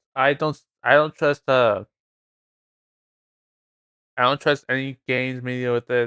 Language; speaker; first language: English; native; English